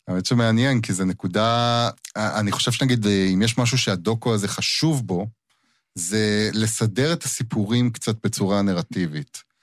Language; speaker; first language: Hebrew; native; Hebrew